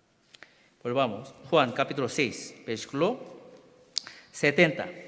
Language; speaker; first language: Spanish; non-native, learner; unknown